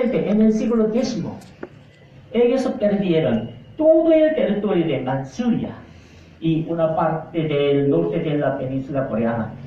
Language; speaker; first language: Spanish; non-native, fluent; Korean